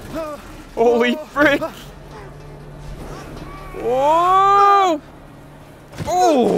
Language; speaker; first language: English; native; English